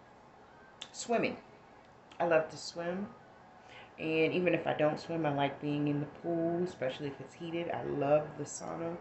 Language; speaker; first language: English; native; English